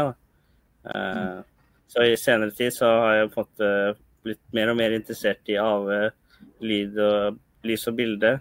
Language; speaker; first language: Norwegian; early bilingual, other home language; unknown